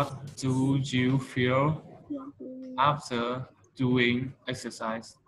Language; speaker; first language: English; non-native, fluent; Vietnamese